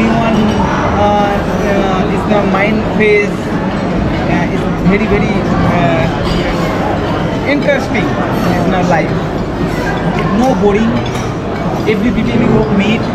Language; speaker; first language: English; non-native, learner; Bangla